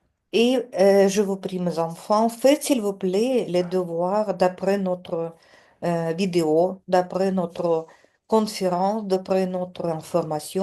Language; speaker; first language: French; non-native, fluent; Russian